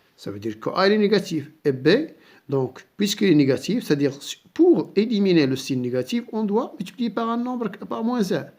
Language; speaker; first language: French; non-native, local second language; Arabic